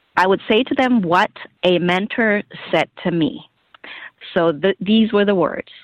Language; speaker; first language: English; non-native, fluent; German